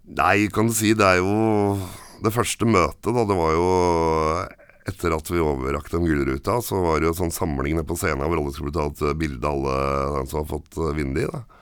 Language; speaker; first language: Norwegian; native; Norwegian